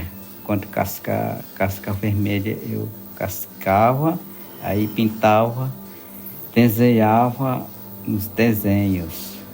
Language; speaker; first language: Portuguese; non-native, local second language; Yanomámi